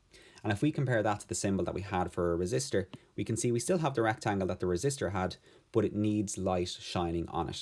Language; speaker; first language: English; native; English